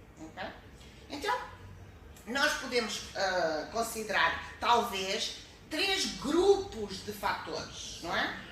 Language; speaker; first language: Portuguese; native; Portuguese